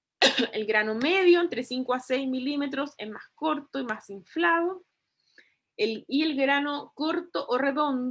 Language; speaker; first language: Spanish; native; Spanish